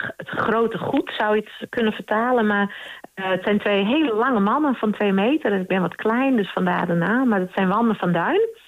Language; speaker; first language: Dutch; non-native, local second language; Western Frisian